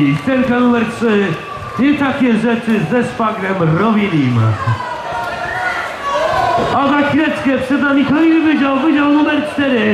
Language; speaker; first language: Polish; native; Polish